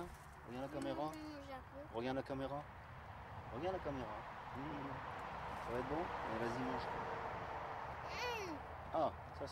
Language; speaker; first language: French; native; French